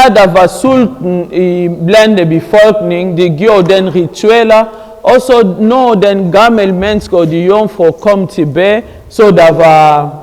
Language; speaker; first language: Danish; non-native, learner; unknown